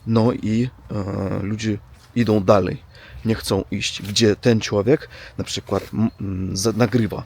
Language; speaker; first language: Polish; non-native, learner; Russian